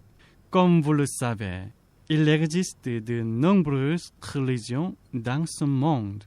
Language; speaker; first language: French; non-native, fluent; Korean